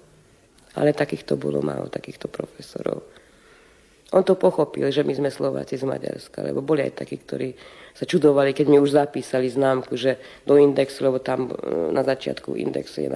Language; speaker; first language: Slovak; early bilingual, heritage; Slovak